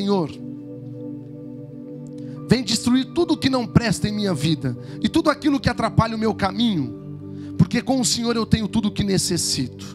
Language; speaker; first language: Portuguese; native; Portuguese